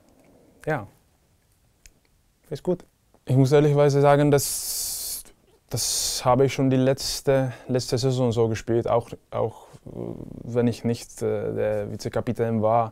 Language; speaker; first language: German; non-native, fluent; Czech